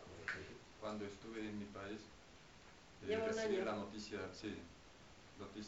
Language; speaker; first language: Spanish; non-native, fluent; Korean